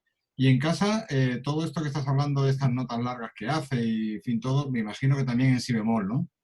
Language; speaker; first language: Spanish; native; Spanish